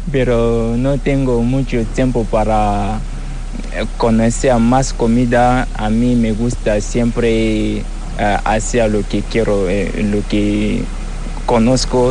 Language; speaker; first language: Spanish; non-native, learner; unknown